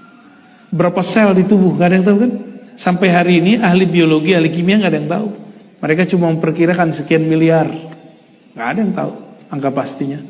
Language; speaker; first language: Indonesian; native; Indonesian